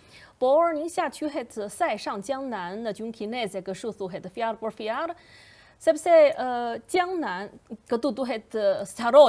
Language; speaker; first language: Albanian; non-native, fluent; Chinese